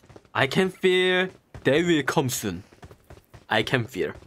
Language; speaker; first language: English; non-native, learner; Korean